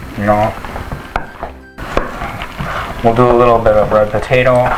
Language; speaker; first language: English; native; English